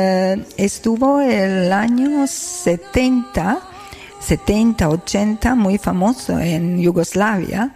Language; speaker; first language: Spanish; non-native, learner; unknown